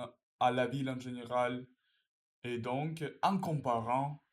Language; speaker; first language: French; non-native, learner; Russian